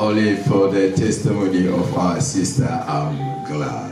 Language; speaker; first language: English; non-native, learner; Lingala